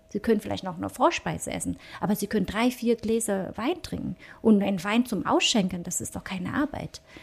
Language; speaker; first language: German; early bilingual, other home language; Vietnamese